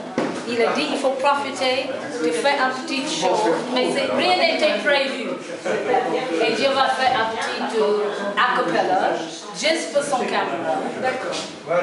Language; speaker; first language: French; non-native, fluent; English